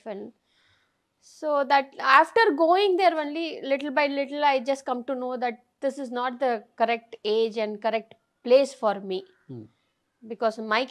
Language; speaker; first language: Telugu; non-native, local second language; Tamil